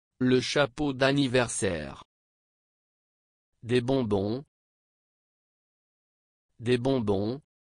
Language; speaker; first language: French; non-native, fluent; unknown